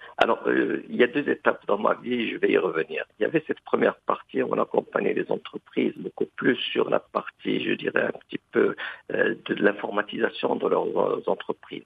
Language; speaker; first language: French; non-native, local second language; Arabic